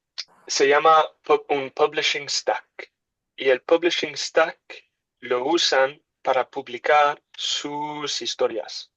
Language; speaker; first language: Spanish; non-native, learner; English